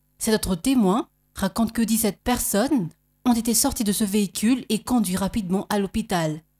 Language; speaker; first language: French; non-native, local second language; Malagasy